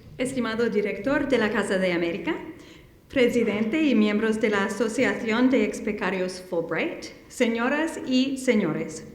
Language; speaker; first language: Spanish; non-native, fluent; English